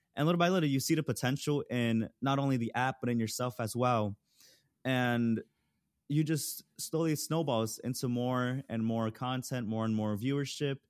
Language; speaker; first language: English; early bilingual, other home language; Spanish